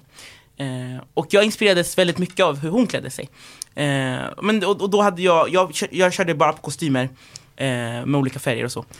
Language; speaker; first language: Swedish; early bilingual, other home language; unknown